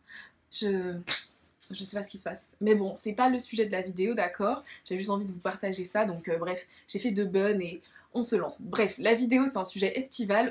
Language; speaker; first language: French; native; French